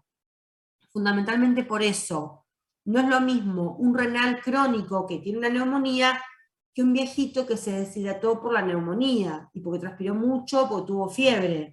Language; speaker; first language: Spanish; native; Spanish